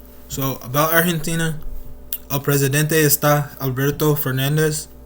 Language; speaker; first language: Spanish; non-native, learner; English